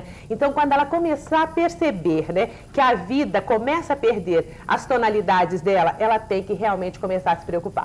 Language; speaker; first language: Portuguese; native; Portuguese